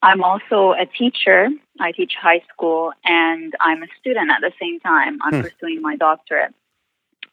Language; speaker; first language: English; non-native, fluent; Arabic